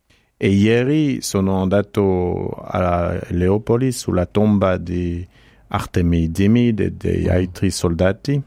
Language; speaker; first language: Italian; non-native, fluent; French